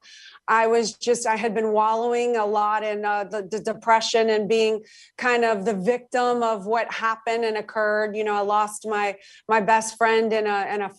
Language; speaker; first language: English; native; English